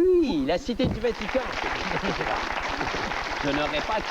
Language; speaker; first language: French; native; French